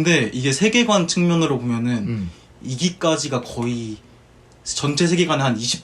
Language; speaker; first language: Korean; native; Korean